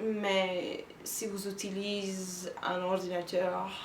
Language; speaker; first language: French; non-native, learner; Turkish